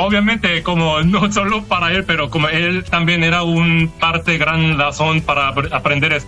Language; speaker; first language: Spanish; non-native, learner; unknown